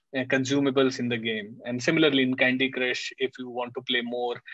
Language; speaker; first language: English; non-native, local second language; Hindi